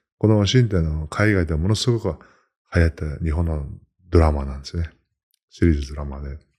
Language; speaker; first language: Japanese; non-native, fluent; Mongolian